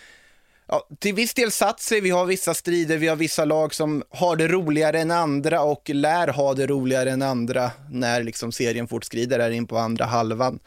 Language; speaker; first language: Swedish; native; Swedish